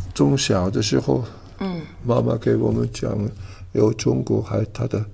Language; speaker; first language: Chinese; non-native, learner; Italian